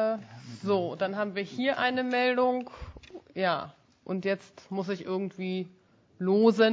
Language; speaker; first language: German; native; German